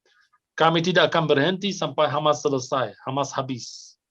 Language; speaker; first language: Indonesian; non-native, fluent; Arabic